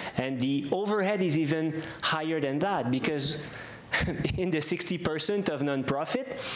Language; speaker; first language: English; non-native, fluent; French